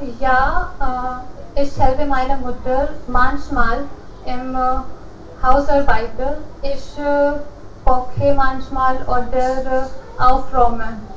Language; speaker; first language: German; non-native, learner; Hindi